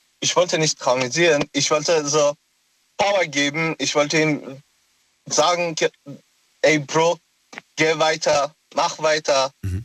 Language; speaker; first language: German; non-native, local second language; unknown